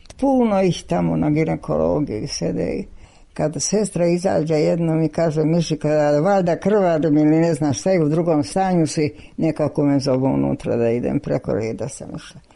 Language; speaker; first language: Serbian; non-native, local second language; Hungarian